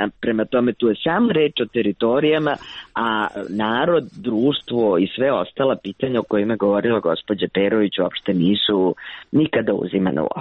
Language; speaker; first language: Croatian; native; Croatian